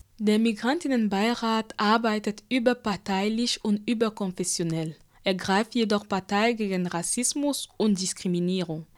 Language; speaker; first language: German; native; German